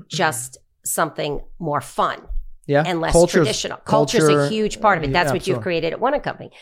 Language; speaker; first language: English; native; English